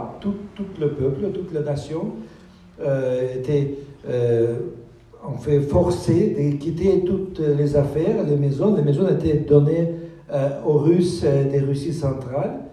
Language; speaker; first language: French; non-native, fluent; Russian